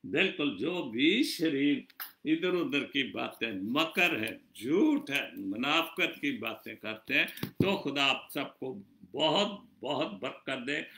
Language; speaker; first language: Urdu; non-native, local second language; Punjabi